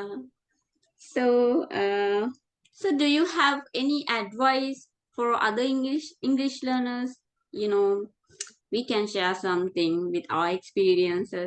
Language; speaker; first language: English; non-native, fluent; Sinhala